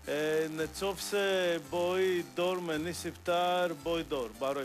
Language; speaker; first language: Albanian; non-native, learner; Greek